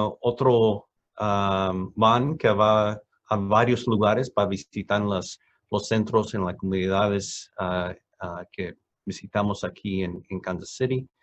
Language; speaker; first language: Spanish; non-native, fluent; English